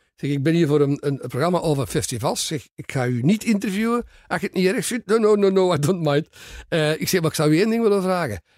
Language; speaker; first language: Dutch; native; Dutch